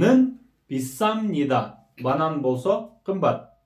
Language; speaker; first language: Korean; non-native, fluent; Kyrgyz